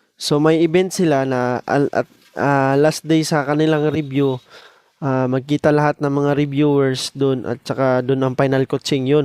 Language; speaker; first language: Filipino; non-native, local second language; Cebuano